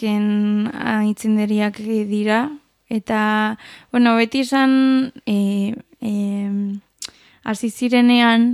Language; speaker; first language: Basque; non-native, local second language; Spanish